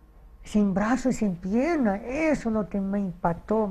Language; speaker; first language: Spanish; early bilingual, heritage; Spanish